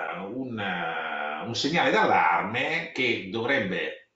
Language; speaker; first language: Italian; native; Italian